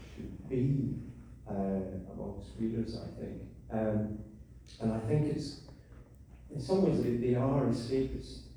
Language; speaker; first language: English; native; English